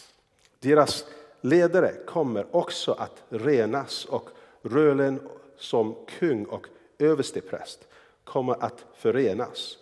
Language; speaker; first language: Swedish; non-native, fluent; English